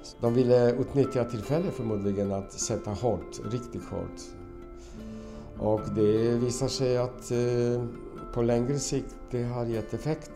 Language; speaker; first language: Swedish; non-native, fluent; Polish